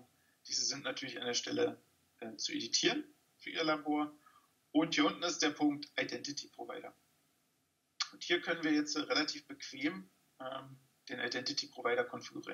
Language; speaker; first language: German; native; German